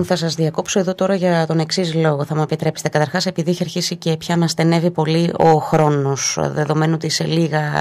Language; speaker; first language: Greek; native; Greek